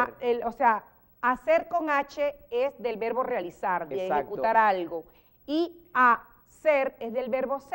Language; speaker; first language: Spanish; native; Spanish